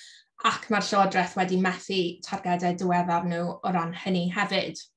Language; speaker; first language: Welsh; native; Welsh